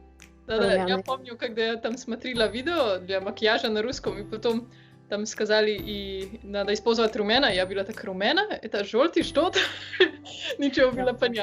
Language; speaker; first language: Russian; non-native, learner; Slovenian